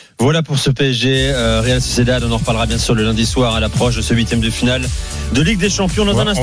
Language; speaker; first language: French; native; French